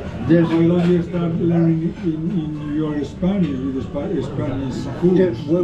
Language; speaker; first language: English; non-native, fluent; Spanish